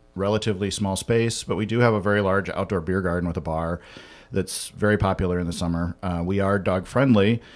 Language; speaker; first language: English; native; English